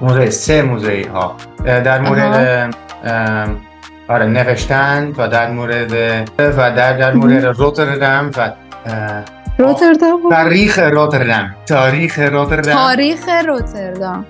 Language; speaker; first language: Persian; non-native, learner; Dutch